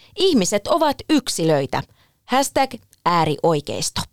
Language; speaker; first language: Finnish; non-native, fluent; Persian